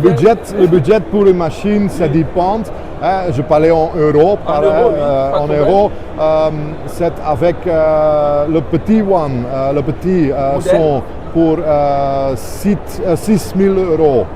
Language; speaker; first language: French; non-native, local second language; Dutch